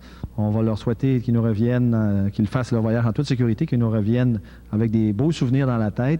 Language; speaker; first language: French; native; French